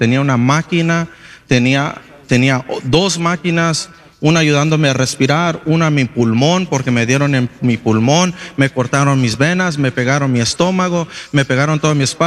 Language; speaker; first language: Spanish; early bilingual, heritage; Spanish